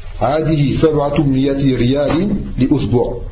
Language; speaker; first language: Arabic; non-native, fluent; French